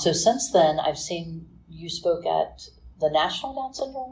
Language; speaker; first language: English; native; English